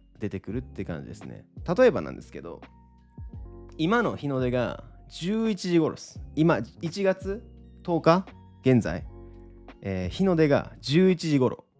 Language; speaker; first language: Japanese; native; Japanese